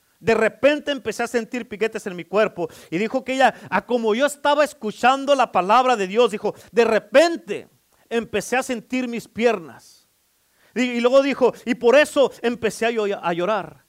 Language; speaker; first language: Spanish; native; Spanish